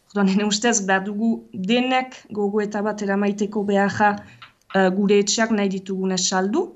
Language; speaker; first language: Basque; native; Basque